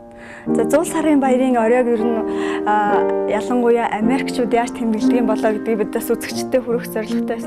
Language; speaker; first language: Mongolian; native; Mongolian